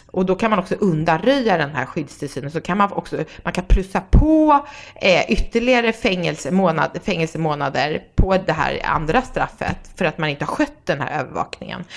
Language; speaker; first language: Swedish; native; Swedish